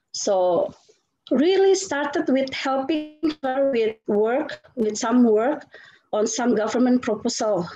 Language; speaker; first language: English; non-native, fluent; Indonesian